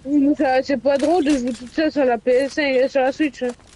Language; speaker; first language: French; native; French